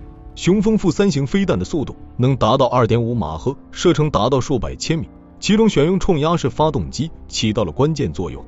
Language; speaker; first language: Chinese; native; Chinese